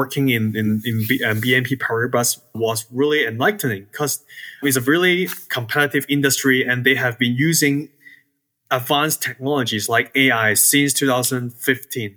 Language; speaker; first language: English; non-native, local second language; Cantonese